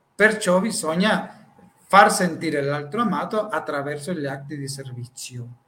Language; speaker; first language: Italian; non-native, fluent; Spanish